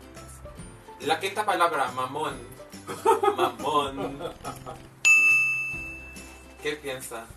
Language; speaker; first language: Spanish; non-native, fluent; Filipino